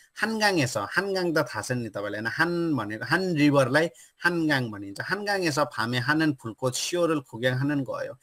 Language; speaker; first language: Korean; non-native, fluent; Nepali